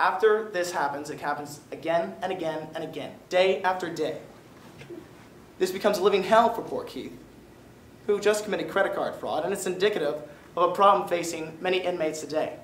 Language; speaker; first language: English; native; English